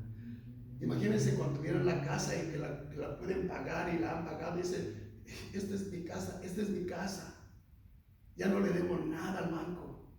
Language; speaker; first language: Spanish; native; Spanish